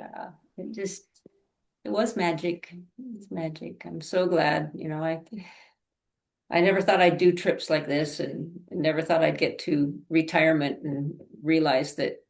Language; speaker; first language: English; native; English